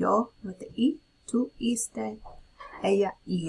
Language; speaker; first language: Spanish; non-native, fluent; English